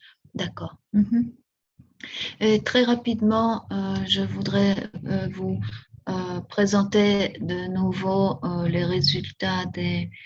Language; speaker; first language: French; non-native, fluent; Spanish